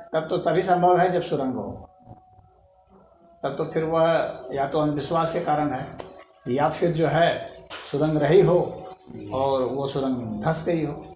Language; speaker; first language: Hindi; native; Hindi